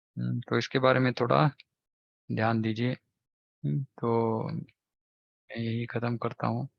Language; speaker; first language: Hindi; non-native, local second language; Kannada